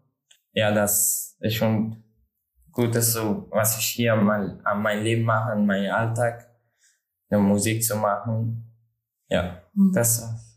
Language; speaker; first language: German; non-native, learner; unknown